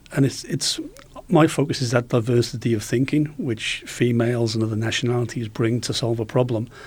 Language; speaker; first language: English; native; English